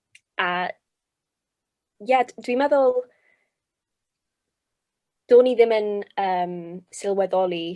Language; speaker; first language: Welsh; non-native, local second language; English